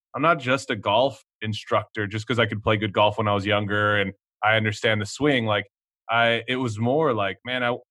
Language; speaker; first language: English; non-native, fluent; Swedish